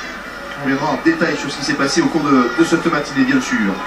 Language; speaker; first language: French; native; French